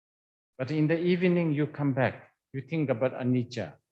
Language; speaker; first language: English; non-native, fluent; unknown